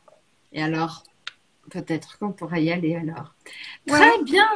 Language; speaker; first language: French; non-native, fluent; Portuguese